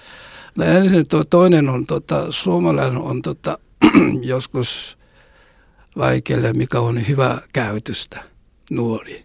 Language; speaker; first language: Finnish; non-native, learner; Korean